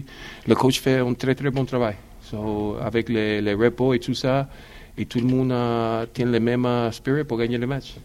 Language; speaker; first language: French; non-native, learner; English